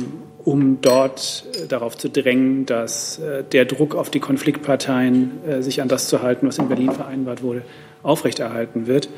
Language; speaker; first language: German; native; German